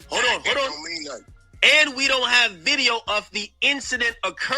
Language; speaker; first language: English; native; English